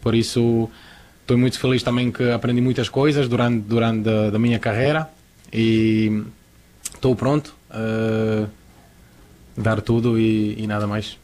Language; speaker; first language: Portuguese; non-native, fluent; Croatian